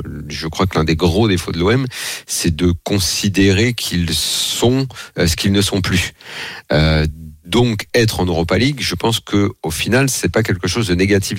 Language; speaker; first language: French; native; French